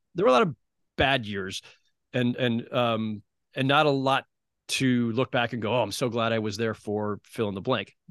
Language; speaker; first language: English; native; English